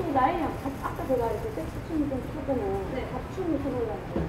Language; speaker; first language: Korean; native; Korean